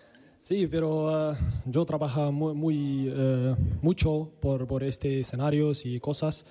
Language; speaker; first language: Spanish; non-native, learner; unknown